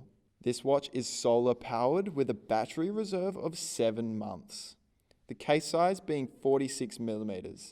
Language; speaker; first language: English; native; English